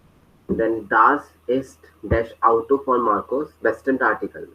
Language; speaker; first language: German; non-native, learner; Hindi